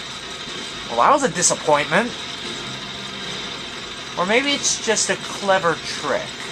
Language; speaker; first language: English; native; English